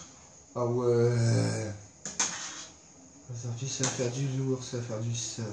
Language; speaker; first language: French; native; French